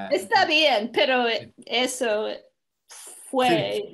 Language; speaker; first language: Spanish; non-native, learner; English